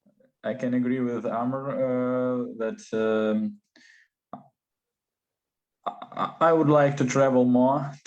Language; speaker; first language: English; non-native, learner; Russian